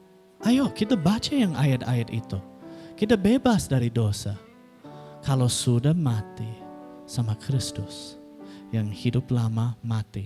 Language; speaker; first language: Indonesian; non-native, fluent; English